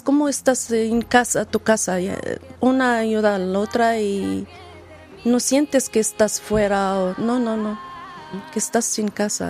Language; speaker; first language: Spanish; non-native, learner; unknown